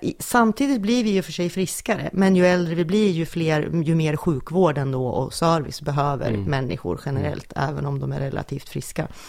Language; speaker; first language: Swedish; native; Swedish